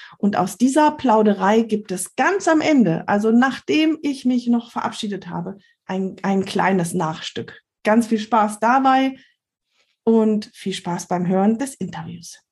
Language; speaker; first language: German; native; German